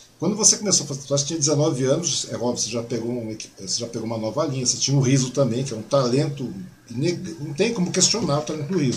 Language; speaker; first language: Portuguese; native; Portuguese